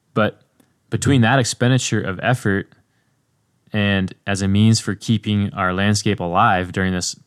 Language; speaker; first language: English; native; English